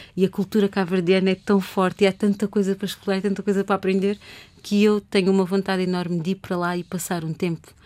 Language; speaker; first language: Portuguese; native; Portuguese